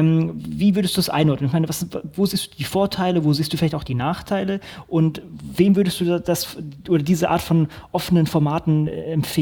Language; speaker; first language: German; native; German